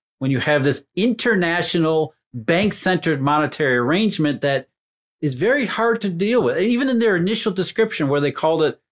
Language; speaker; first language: English; native; English